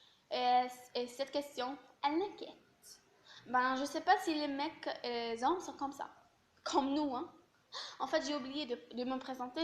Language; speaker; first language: French; non-native, local second language; Arabic